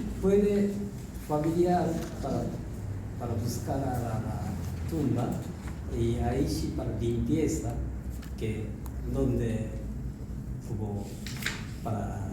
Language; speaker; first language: Spanish; non-native, learner; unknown